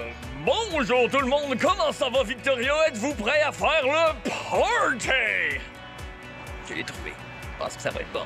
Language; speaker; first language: French; native; French